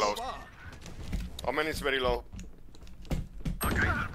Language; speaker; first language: English; non-native, learner; Spanish